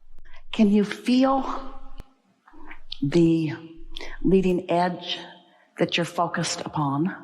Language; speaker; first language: English; native; English